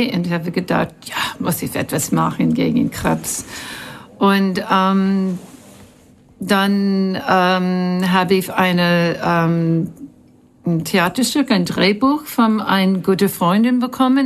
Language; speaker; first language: German; non-native, learner; English